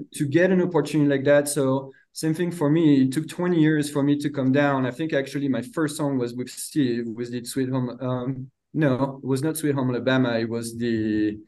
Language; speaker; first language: English; non-native, fluent; French